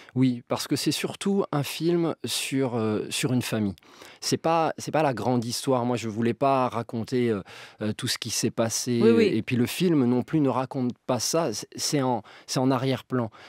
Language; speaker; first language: French; native; French